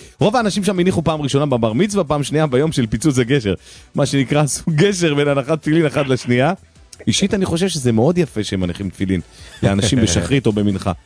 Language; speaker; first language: Hebrew; native; Hebrew